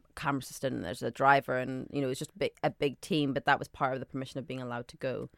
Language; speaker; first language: English; native; English